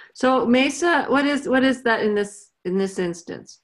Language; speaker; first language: English; native; English